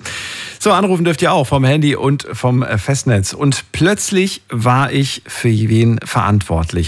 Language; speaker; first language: German; native; German